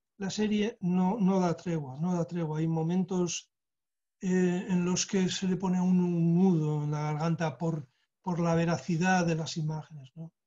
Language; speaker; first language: Spanish; native; Spanish